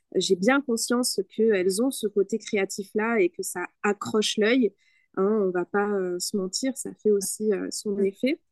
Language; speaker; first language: French; non-native, fluent; Spanish